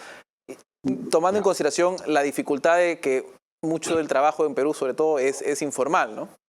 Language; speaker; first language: Spanish; native; Spanish